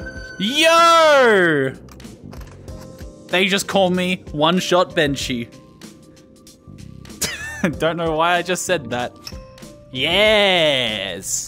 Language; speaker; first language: English; native; English